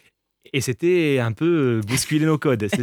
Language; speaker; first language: French; native; French